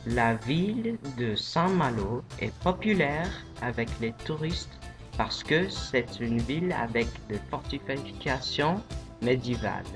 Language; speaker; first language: French; non-native, learner; English